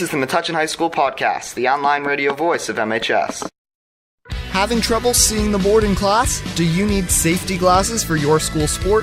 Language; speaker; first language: English; native; English